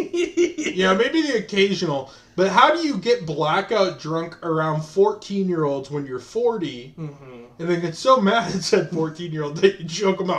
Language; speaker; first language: English; native; English